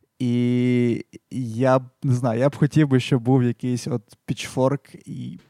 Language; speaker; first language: Ukrainian; non-native, local second language; Russian